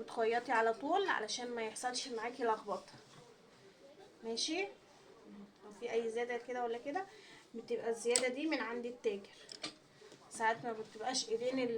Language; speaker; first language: Arabic; native; Arabic